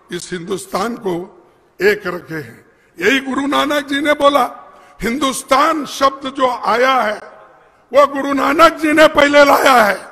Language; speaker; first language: Hindi; non-native, local second language; Kannada